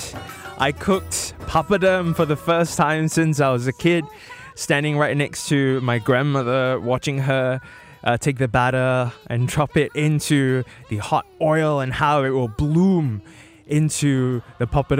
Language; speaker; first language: English; native; English